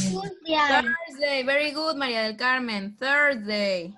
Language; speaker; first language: English; non-native, fluent; Spanish